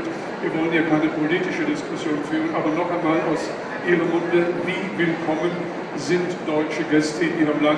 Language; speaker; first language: German; native; German